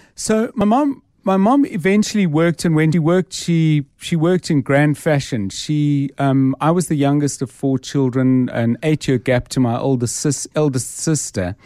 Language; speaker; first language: English; native; English